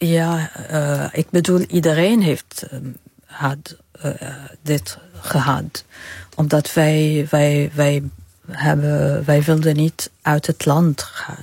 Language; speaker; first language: Dutch; non-native, fluent; Arabic